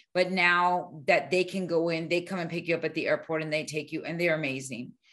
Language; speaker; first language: English; early bilingual, other home language; Spanish